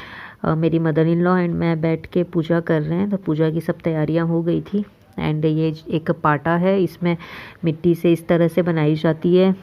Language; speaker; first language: Hindi; native; Hindi